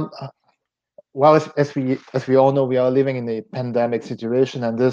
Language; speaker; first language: English; non-native, fluent; French